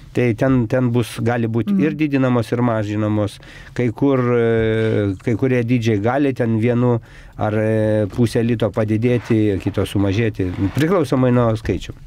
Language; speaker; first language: Lithuanian; native; Lithuanian